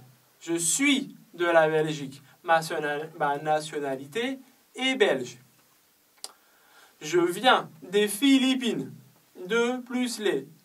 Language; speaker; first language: French; non-native, fluent; Chinese